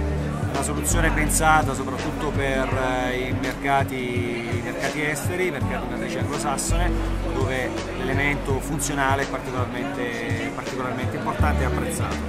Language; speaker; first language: Italian; native; Italian